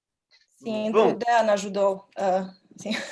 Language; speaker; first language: Portuguese; non-native, learner; Croatian